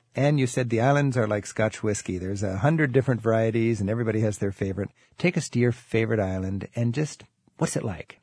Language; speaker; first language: English; native; English